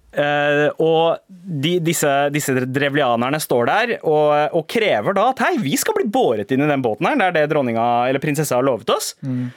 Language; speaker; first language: Norwegian; early bilingual, other home language; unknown